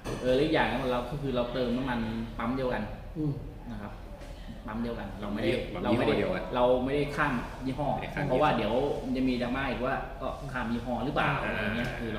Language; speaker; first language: Thai; native; Thai